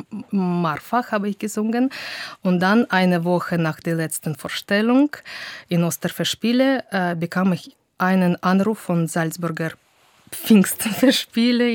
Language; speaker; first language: German; non-native, fluent; Russian